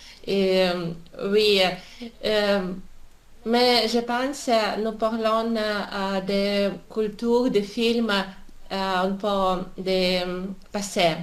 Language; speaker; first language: French; non-native, learner; Russian